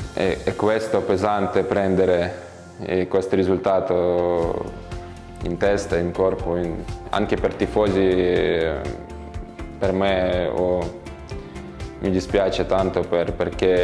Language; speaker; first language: Italian; non-native, learner; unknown